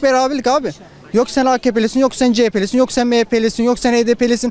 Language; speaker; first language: Turkish; native; Turkish